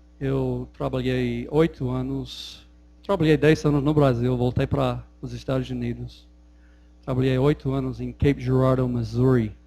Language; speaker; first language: Portuguese; non-native, fluent; English